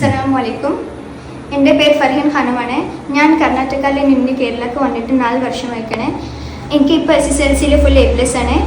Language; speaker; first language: Malayalam; non-native, local second language; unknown